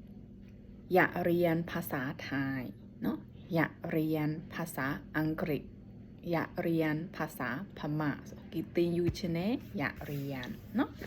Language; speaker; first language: Thai; non-native, fluent; Burmese